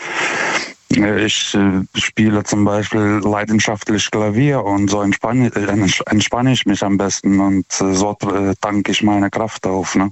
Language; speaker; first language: German; non-native, fluent; Lithuanian